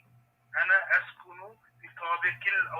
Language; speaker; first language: Arabic; non-native, learner; English